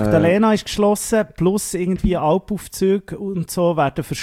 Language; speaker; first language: German; native; German